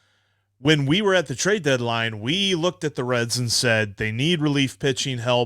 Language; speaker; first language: English; native; English